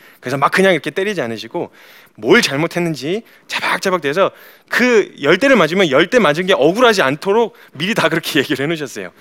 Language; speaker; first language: Korean; native; Korean